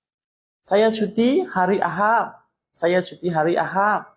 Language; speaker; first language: Indonesian; non-native, learner; Burmese